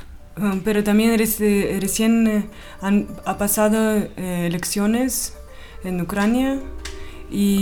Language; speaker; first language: Spanish; non-native, fluent; Russian